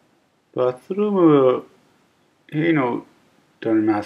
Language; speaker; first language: Japanese; non-native, learner; English